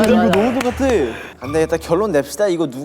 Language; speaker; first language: Korean; native; Korean